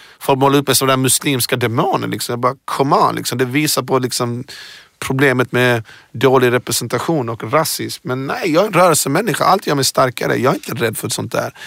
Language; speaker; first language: Swedish; early bilingual, other home language; Persian